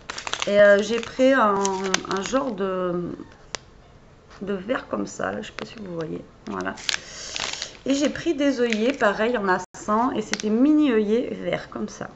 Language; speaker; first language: French; native; French